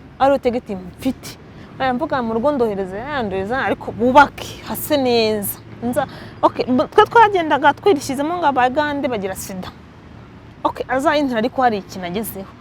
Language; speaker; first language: Kinyarwanda; early bilingual, heritage; Kinyarwanda